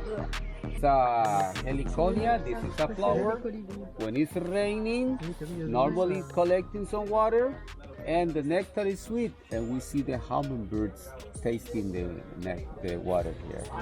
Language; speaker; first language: English; non-native, learner; Spanish